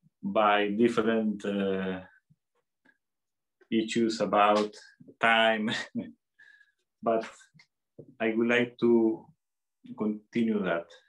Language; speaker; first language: English; non-native, fluent; Spanish